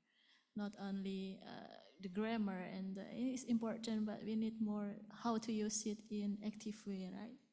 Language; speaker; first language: English; non-native, learner; Indonesian